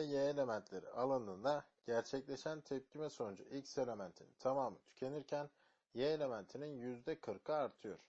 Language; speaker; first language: Turkish; native; Turkish